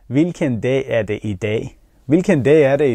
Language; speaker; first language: Danish; non-native, fluent; Persian